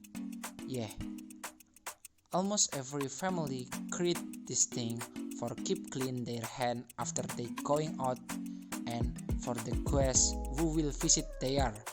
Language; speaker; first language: English; non-native, learner; Indonesian